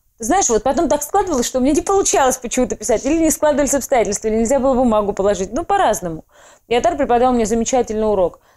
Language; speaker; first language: Russian; non-native, local second language; Georgian